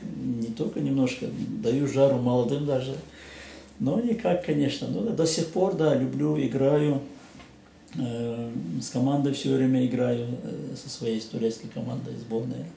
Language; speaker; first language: Russian; non-native, local second language; Chechen